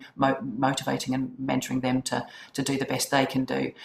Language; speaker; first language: English; native; English